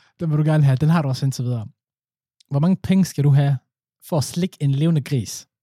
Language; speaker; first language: Danish; early bilingual, other home language; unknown